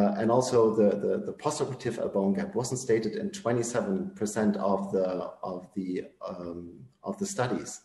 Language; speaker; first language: English; non-native, fluent; German